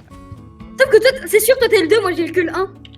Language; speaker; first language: French; native; French